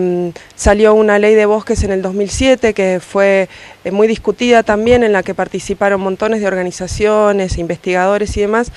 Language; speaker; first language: Spanish; native; Spanish